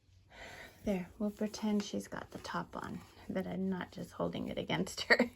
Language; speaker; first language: English; native; English